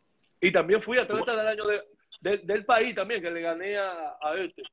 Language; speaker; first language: Spanish; native; Spanish